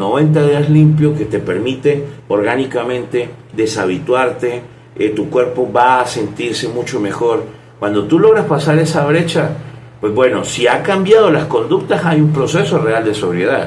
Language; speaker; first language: Spanish; native; Spanish